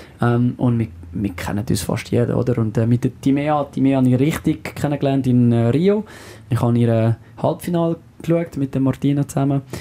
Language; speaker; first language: German; non-native, local second language; French